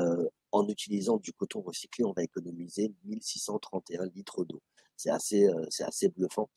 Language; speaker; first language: French; native; French